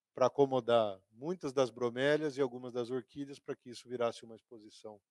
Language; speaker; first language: Portuguese; native; Portuguese